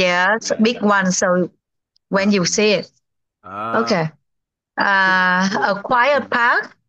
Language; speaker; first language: English; non-native, learner; Vietnamese